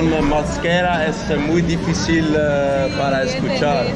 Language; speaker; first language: Spanish; non-native, learner; Dutch